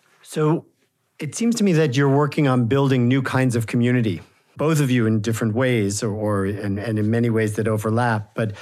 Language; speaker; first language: English; native; English